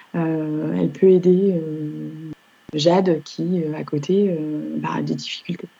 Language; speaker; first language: French; native; French